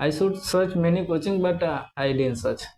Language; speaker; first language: English; non-native, learner; Hindi